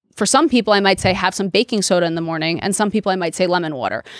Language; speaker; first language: English; native; English